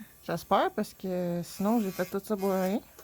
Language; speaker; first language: French; native; French